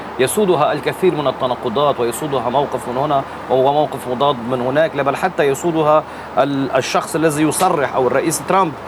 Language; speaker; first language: Arabic; native; Arabic